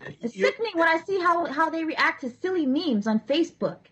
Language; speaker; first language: English; native; English